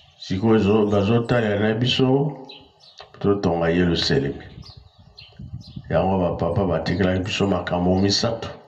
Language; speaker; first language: Lingala; non-native, local second language; Kongo